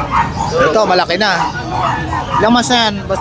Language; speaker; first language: Filipino; native; Filipino